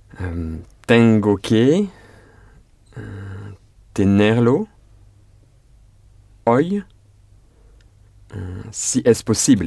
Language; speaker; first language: Spanish; non-native, learner; French